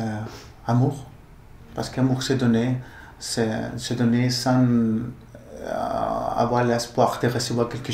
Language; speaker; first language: French; non-native, fluent; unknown